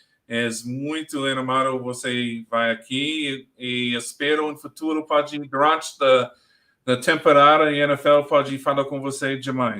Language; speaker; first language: Portuguese; non-native, learner; English